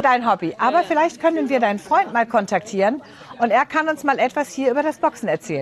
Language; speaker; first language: German; native; German